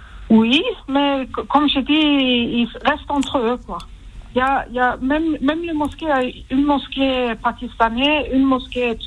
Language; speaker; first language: French; early bilingual, heritage; French